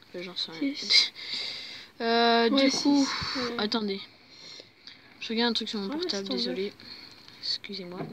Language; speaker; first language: French; native; French